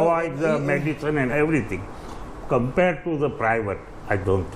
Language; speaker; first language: English; non-native, learner; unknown